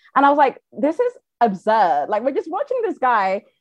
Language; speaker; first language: English; native; English